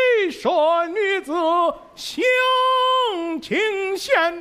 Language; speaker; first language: Chinese; non-native, fluent; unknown